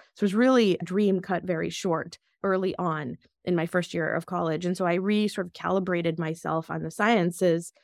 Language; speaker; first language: English; early bilingual, other home language; Russian